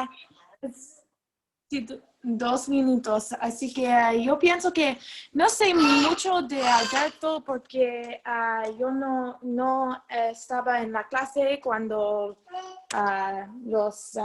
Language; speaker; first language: Spanish; non-native, learner; English